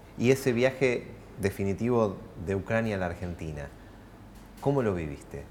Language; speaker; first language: Spanish; native; Spanish